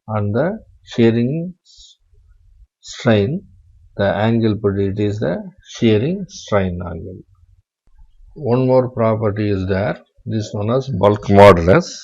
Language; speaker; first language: English; non-native, local second language; Tamil